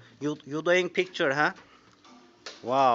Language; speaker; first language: English; non-native, learner; Turkish